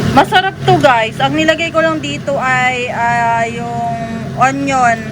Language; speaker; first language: Filipino; native; Filipino